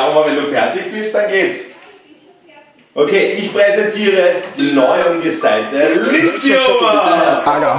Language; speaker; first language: German; native; German